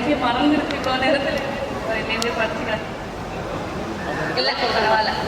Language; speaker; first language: Tamil; non-native, learner; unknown